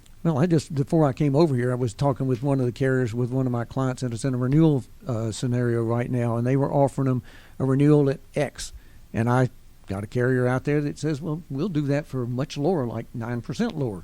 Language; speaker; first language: English; native; English